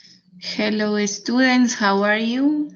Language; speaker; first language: English; non-native, fluent; Spanish